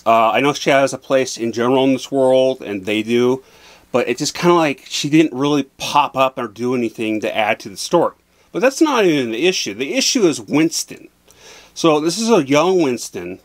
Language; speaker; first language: English; native; English